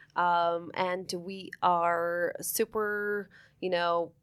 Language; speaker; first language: English; early bilingual, other home language; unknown